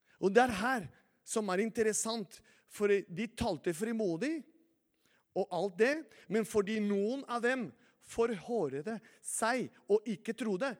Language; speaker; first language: Norwegian; non-native, fluent; Spanish